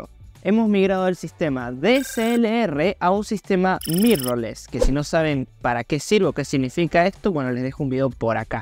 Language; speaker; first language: Spanish; native; Spanish